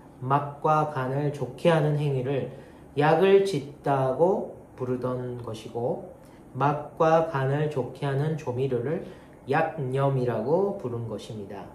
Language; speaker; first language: Korean; non-native, learner; Japanese